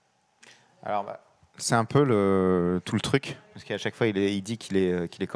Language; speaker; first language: French; native; French